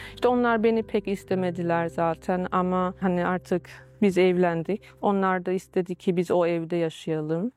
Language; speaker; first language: Turkish; early bilingual, heritage; Turkish